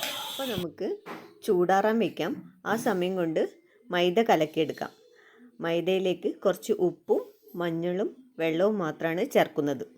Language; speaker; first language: Malayalam; native; Malayalam